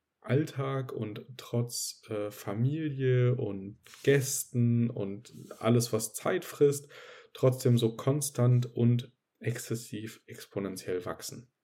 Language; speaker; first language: German; native; German